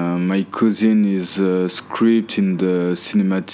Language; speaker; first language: English; non-native, fluent; French